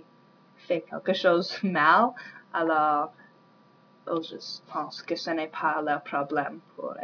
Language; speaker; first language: French; non-native, learner; English